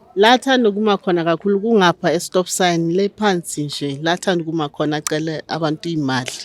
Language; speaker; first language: Zulu; non-native, local second language; Southern Sotho